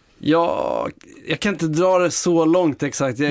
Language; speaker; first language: Swedish; native; Swedish